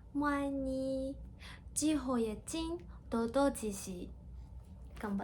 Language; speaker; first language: Chinese; non-native, learner; Japanese